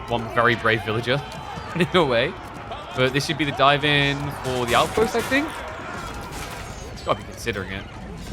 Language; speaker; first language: English; native; English